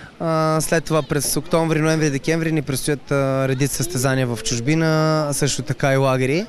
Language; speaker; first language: Bulgarian; native; Bulgarian